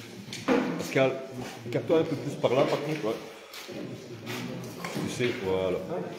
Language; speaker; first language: French; native; French